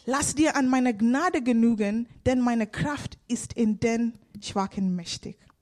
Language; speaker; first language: German; non-native, learner; Swahili